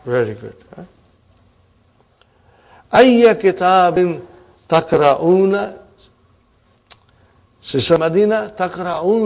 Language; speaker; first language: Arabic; non-native, fluent; Urdu